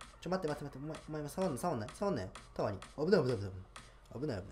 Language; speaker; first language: Japanese; native; Japanese